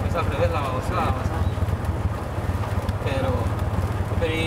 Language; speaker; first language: Spanish; native; Spanish